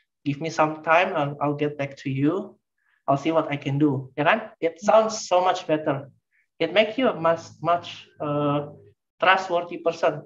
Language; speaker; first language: English; non-native, fluent; Indonesian